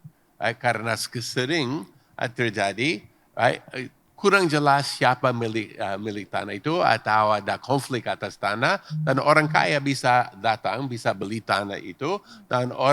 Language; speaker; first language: Indonesian; non-native, fluent; English